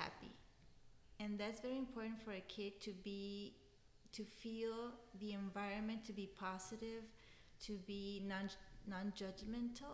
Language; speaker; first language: English; non-native, fluent; Spanish